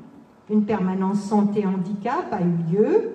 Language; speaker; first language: French; native; French